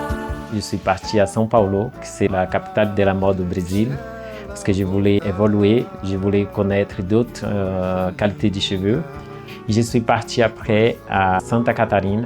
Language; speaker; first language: French; non-native, fluent; Portuguese